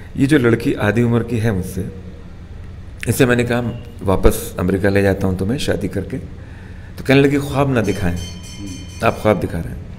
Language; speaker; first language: Hindi; non-native, local second language; Urdu